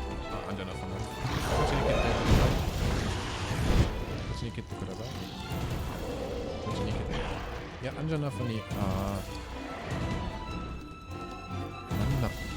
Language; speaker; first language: Japanese; non-native, learner; German